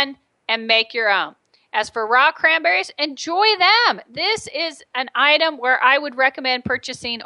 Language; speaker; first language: English; native; English